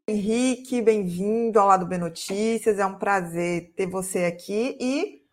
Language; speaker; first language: Portuguese; native; Portuguese